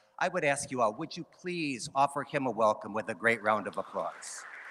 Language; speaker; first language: English; native; English